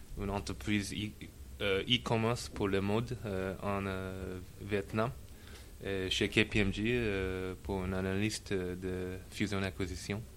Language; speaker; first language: French; non-native, learner; English